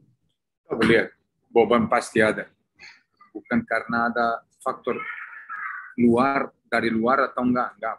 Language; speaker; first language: Indonesian; non-native, fluent; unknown